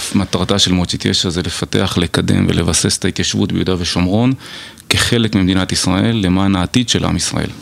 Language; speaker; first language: Hebrew; native; Hebrew